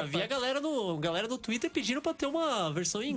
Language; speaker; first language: Portuguese; native; Portuguese